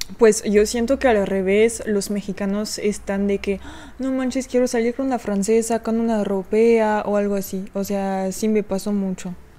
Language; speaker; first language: Spanish; non-native, fluent; French